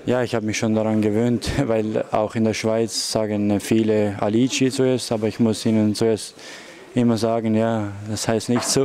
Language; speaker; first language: German; early bilingual, other home language; Albanian